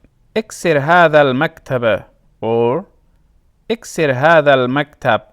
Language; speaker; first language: Arabic; non-native, fluent; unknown